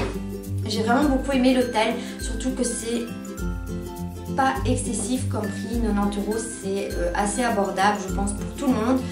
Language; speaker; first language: French; native; French